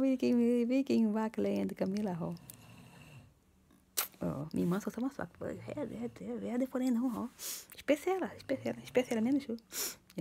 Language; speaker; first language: Swedish; non-native, learner; Portuguese